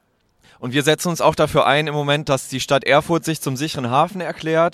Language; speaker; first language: German; native; German